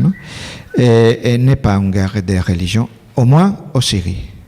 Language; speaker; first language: French; non-native, learner; Spanish